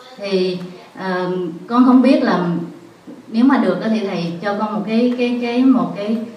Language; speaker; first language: Vietnamese; native; Vietnamese